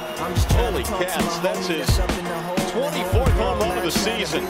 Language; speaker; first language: English; native; English